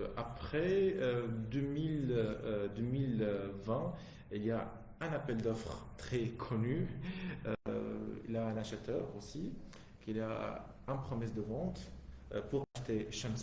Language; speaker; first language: French; non-native, local second language; Arabic